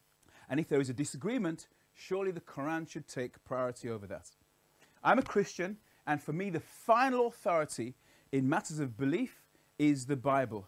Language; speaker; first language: English; native; English